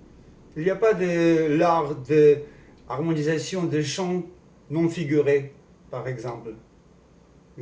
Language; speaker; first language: French; non-native, learner; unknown